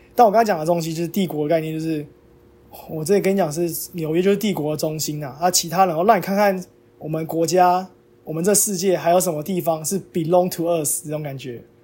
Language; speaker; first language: Chinese; native; Chinese